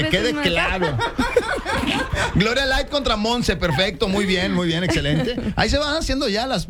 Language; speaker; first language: Spanish; native; Spanish